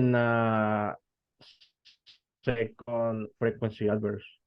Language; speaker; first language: English; non-native, learner; Spanish